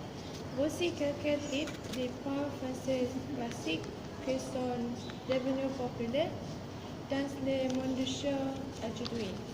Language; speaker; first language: French; non-native, learner; Malay